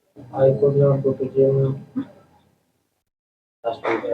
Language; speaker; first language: English; non-native, learner; Hindi